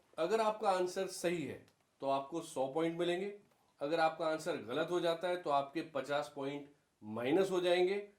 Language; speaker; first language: Hindi; native; Hindi